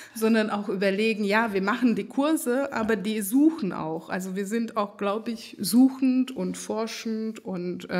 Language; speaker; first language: German; non-native, fluent; Hungarian